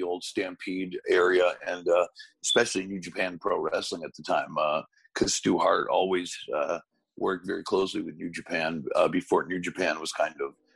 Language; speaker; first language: English; native; English